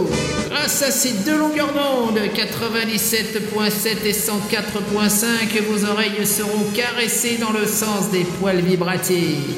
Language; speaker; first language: French; native; French